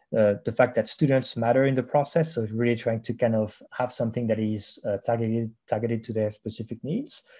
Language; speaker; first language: English; non-native, fluent; French